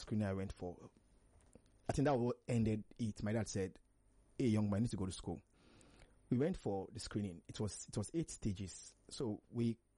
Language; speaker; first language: English; non-native, local second language; Hausa